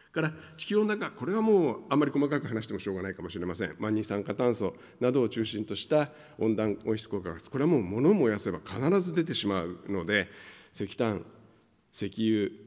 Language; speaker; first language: Japanese; native; Japanese